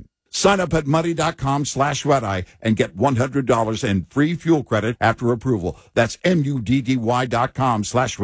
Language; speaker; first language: English; native; English